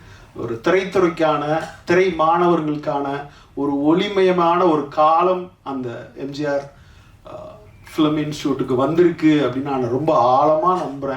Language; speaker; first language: Tamil; native; Tamil